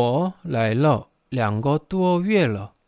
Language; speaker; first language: Chinese; non-native, fluent; Korean